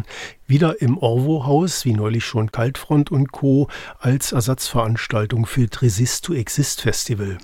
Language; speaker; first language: German; native; German